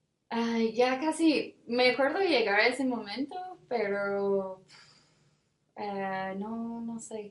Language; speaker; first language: Spanish; non-native, fluent; English